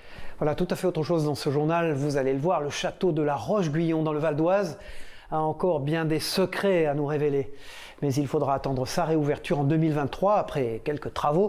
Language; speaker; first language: French; native; French